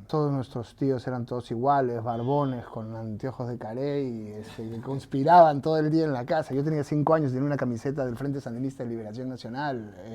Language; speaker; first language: Spanish; native; Spanish